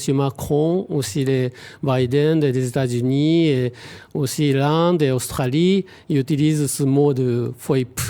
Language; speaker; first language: French; non-native, fluent; Japanese